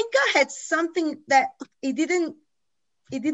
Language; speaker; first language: English; non-native, fluent; Italian